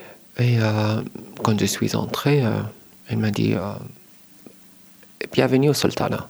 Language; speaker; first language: French; non-native, learner; Arabic